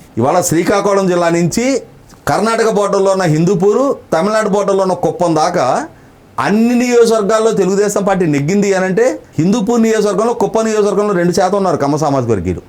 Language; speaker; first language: Telugu; native; Telugu